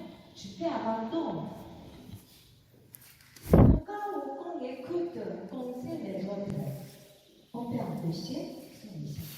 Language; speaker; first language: French; non-native, learner; Korean